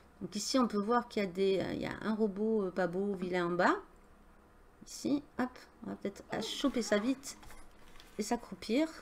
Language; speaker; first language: French; native; French